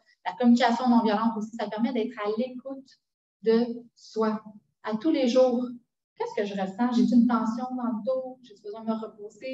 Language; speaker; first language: French; native; French